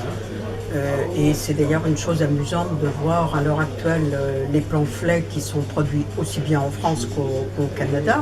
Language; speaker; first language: French; native; French